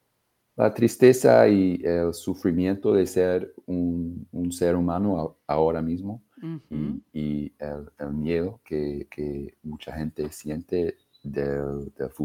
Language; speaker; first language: Spanish; non-native, fluent; English